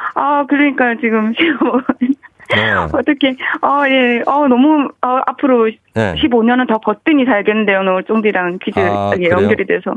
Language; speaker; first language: Korean; native; Korean